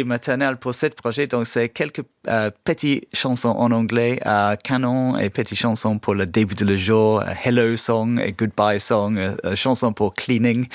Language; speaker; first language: French; non-native, fluent; English